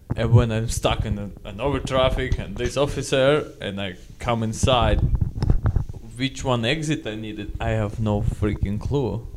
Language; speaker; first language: English; non-native, learner; Russian